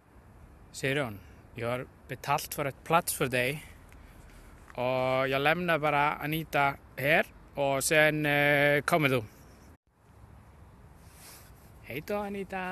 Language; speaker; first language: Swedish; non-native, learner; Icelandic